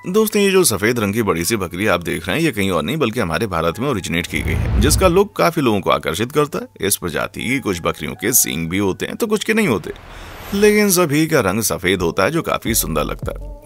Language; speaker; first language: Hindi; native; Hindi